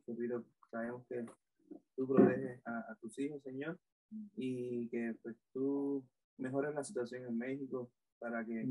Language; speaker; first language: Spanish; native; Spanish